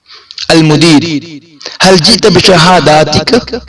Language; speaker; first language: Arabic; non-native, fluent; Urdu